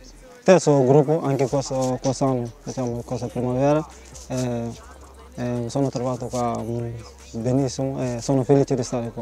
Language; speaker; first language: Italian; non-native, learner; Portuguese